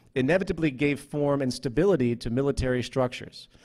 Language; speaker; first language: English; native; English